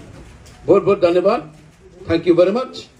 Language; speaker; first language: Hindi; non-native, local second language; Khasi